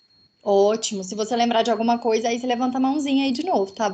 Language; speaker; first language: Portuguese; native; Portuguese